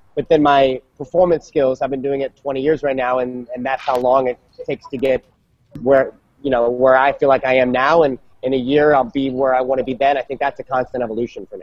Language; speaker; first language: English; native; English